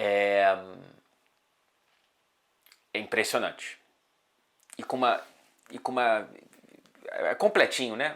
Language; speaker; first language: Portuguese; native; Portuguese